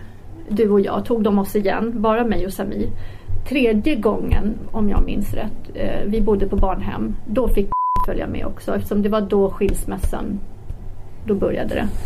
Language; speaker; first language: Swedish; early bilingual, other home language; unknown